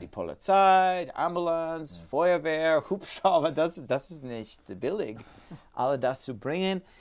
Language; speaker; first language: German; non-native, learner; English